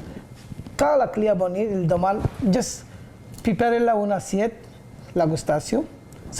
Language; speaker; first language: French; non-native, learner; Bangla